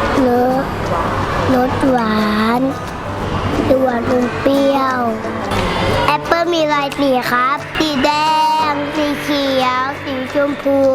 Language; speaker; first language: Thai; native; Thai